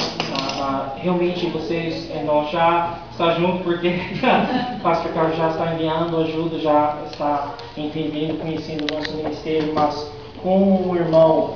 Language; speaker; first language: Portuguese; non-native, fluent; English